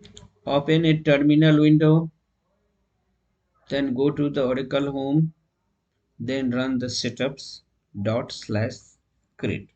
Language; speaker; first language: English; non-native, local second language; Hindi